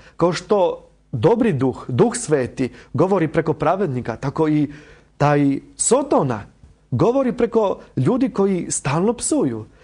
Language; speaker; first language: Croatian; non-native, fluent; Polish